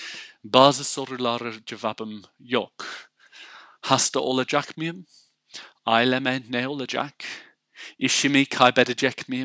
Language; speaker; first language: Turkish; non-native, fluent; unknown